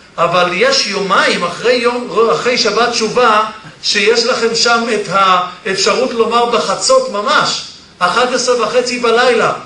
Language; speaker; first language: Hebrew; early bilingual, other home language; Polish